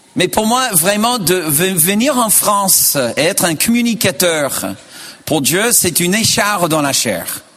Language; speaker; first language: French; non-native, fluent; English